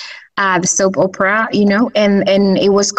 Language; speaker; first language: English; non-native, fluent; Spanish